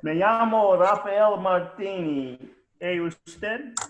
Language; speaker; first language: Spanish; non-native, learner; English